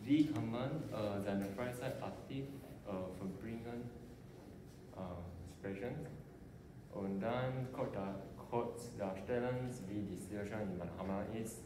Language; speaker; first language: German; non-native, learner; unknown